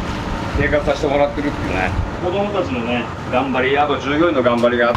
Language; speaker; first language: Japanese; native; Japanese